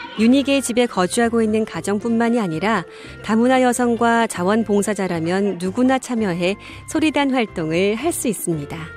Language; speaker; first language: Korean; native; Korean